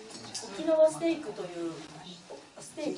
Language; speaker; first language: Japanese; non-native, fluent; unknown